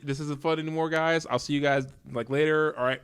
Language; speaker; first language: English; native; English